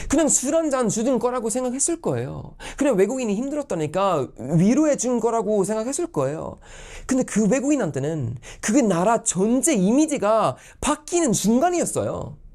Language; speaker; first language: Korean; non-native, fluent; Swedish